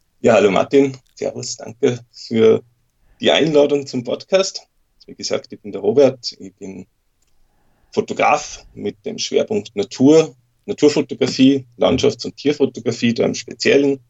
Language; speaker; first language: German; native; German